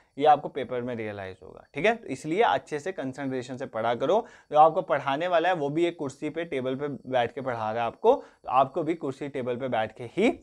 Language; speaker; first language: Hindi; non-native, local second language; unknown